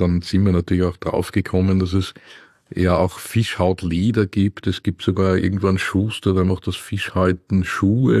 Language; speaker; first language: German; native; German